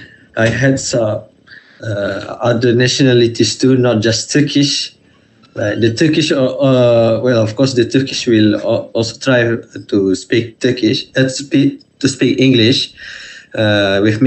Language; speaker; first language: English; non-native, fluent; Malay